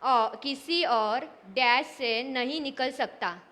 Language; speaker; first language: Hindi; non-native, local second language; Marathi